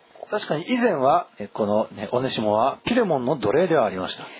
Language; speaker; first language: Japanese; native; Japanese